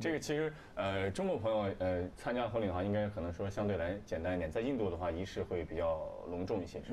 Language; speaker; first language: Chinese; native; Chinese